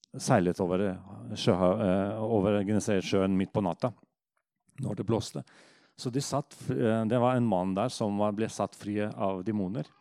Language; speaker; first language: Norwegian; non-native, fluent; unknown